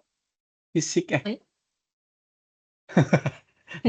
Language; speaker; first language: English; non-native, learner; Indonesian